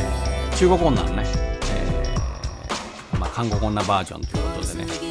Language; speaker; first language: Japanese; native; Japanese